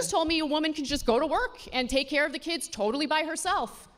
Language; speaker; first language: English; native; English